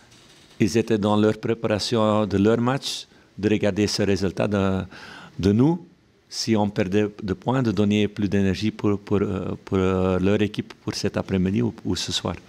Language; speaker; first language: French; non-native, local second language; Dutch